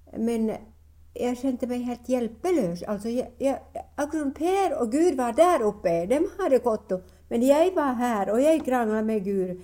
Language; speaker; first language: Norwegian; non-native, fluent; Finnish